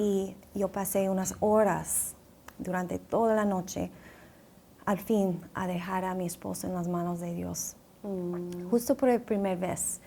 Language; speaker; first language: Spanish; non-native, fluent; English